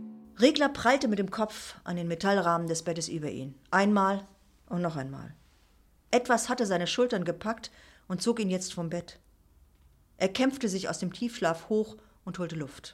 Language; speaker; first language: German; native; German